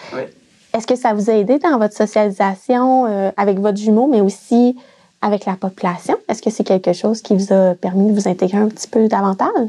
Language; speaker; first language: French; native; French